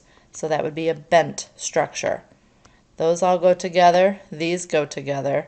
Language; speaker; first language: English; native; English